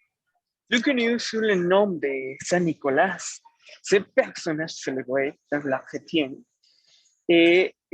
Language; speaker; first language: French; non-native, learner; Spanish